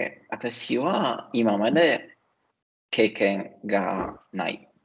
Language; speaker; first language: Japanese; non-native, learner; Italian